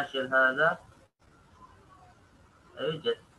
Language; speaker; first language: Arabic; non-native, fluent; Indonesian